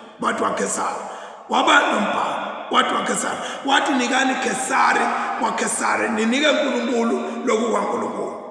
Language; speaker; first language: Zulu; non-native, local second language; Swati